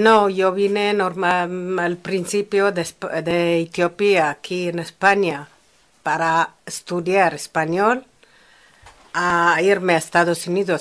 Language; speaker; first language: Spanish; non-native, fluent; Amharic